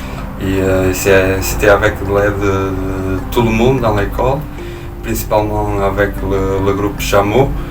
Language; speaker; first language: French; non-native, fluent; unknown